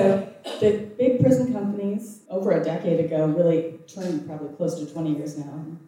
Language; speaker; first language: English; native; English